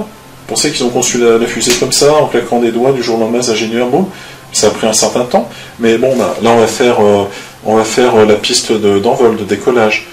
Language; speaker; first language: French; native; French